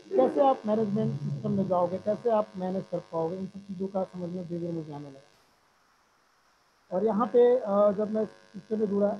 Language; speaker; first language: Hindi; native; Hindi